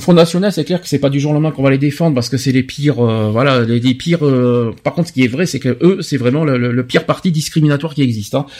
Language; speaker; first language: French; native; French